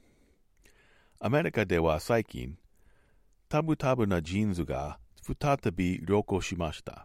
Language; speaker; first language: Japanese; non-native, learner; English